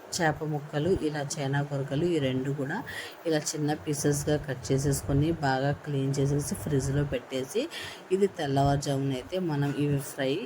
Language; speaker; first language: Telugu; non-native, local second language; Urdu